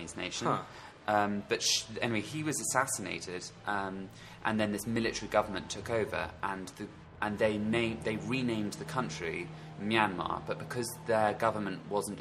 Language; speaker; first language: English; native; English